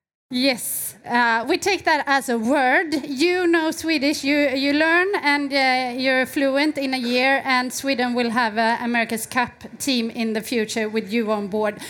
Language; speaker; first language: English; non-native, fluent; Swedish